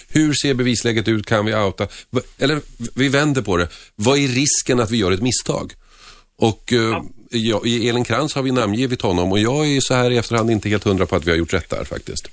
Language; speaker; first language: Swedish; early bilingual, other home language; Finnish